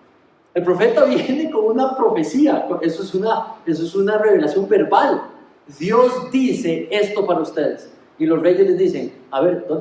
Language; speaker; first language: Spanish; native; Spanish